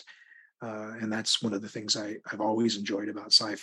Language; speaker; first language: English; native; English